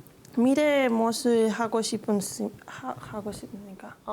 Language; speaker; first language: Korean; non-native, learner; Spanish